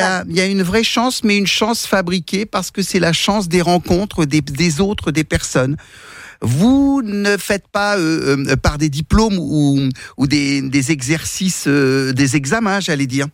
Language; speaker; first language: French; native; French